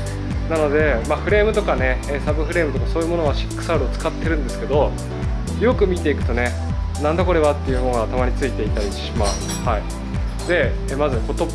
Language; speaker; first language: Japanese; native; Japanese